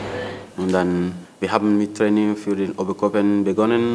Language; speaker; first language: German; non-native, learner; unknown